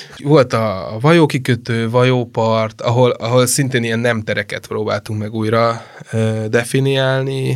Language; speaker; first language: Hungarian; native; Hungarian